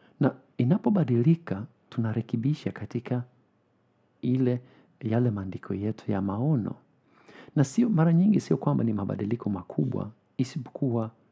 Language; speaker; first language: Swahili; non-native, fluent; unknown